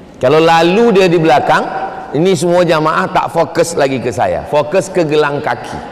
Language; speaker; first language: Malay; native; Malay